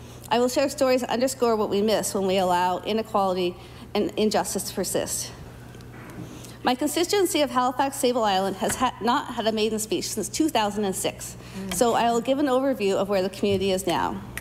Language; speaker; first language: English; native; English